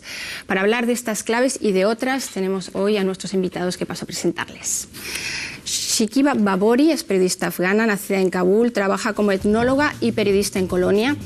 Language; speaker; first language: Spanish; native; Spanish